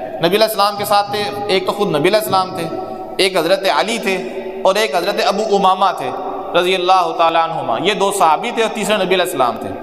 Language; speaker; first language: Urdu; non-native, local second language; Punjabi